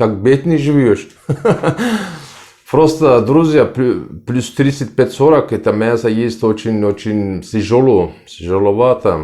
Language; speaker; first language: Russian; non-native, learner; Turkish